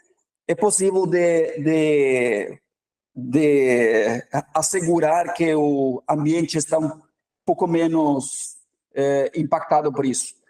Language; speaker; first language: Portuguese; non-native, fluent; Norwegian